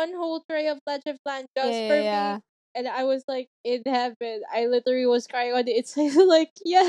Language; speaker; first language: English; non-native, local second language; Filipino